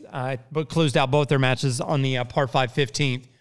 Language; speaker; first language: English; native; English